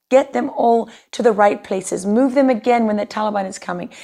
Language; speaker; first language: English; native; English